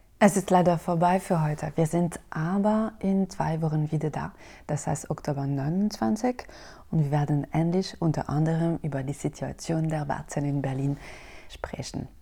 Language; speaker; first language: German; non-native, fluent; French